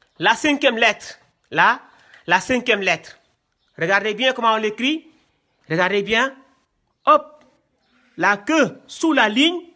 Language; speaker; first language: French; non-native, local second language; Wolof